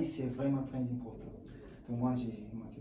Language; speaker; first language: French; non-native, learner; Portuguese